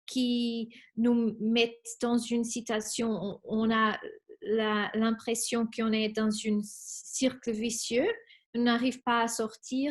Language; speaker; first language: French; non-native, fluent; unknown